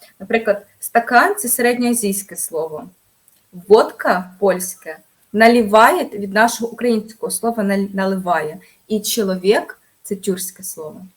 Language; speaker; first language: Ukrainian; native; Ukrainian